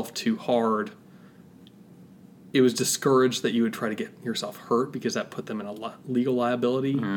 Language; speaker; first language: English; native; English